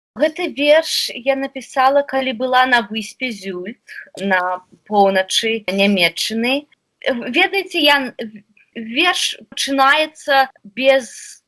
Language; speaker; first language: Belarusian; non-native, local second language; Russian